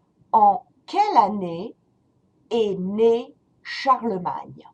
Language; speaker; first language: French; non-native, fluent; English